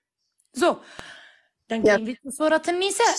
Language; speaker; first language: German; non-native, fluent; Arabic